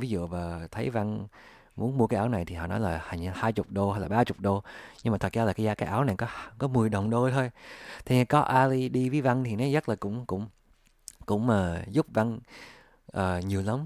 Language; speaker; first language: Vietnamese; early bilingual, other home language; English